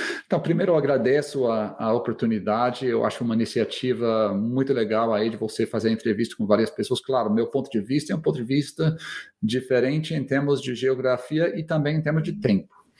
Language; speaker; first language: Portuguese; non-native, fluent; English